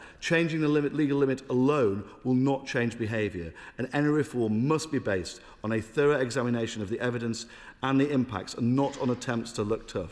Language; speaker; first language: English; native; English